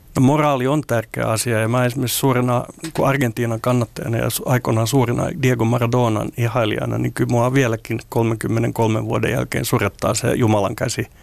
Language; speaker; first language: Finnish; non-native, local second language; Swedish